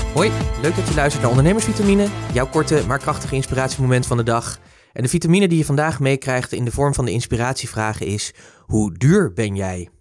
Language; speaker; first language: Dutch; native; Dutch